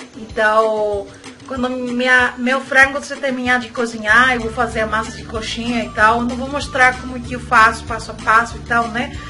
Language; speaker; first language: Portuguese; non-native, fluent; Spanish